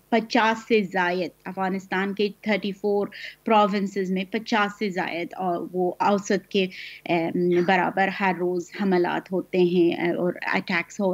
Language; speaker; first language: Hindi; non-native, fluent; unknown